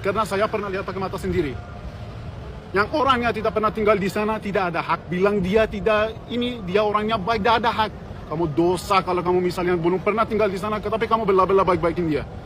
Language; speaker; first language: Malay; non-native, fluent; Persian